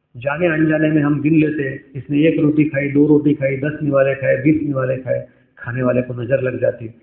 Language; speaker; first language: Hindi; non-native, local second language; Marathi